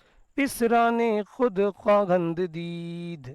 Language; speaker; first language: Persian; non-native, fluent; Urdu